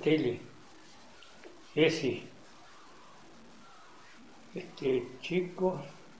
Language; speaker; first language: Italian; non-native, learner; Spanish